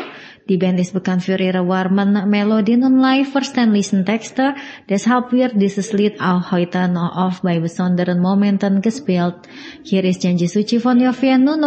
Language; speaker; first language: German; non-native, fluent; Indonesian